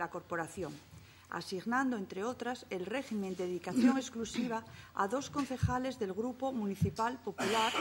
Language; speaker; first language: Spanish; native; Spanish